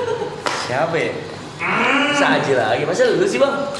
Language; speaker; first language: Indonesian; native; Indonesian